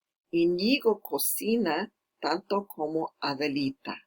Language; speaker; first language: Spanish; non-native, fluent; English